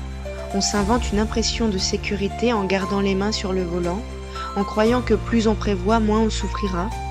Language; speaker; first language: French; native; French